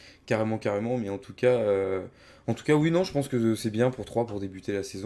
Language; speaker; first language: French; native; French